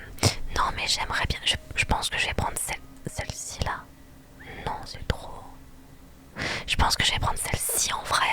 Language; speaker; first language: French; native; French